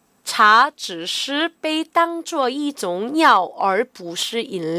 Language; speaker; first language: Chinese; non-native, fluent; Korean